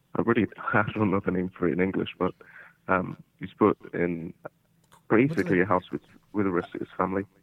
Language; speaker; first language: English; early bilingual, other home language; Portuguese